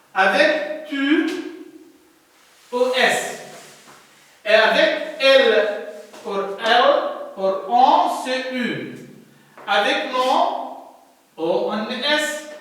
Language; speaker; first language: French; non-native, learner; Arabic